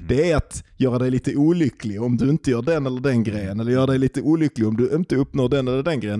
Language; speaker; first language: Swedish; native; Swedish